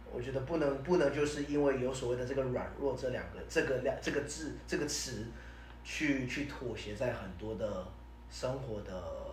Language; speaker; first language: Chinese; early bilingual, heritage; Chinese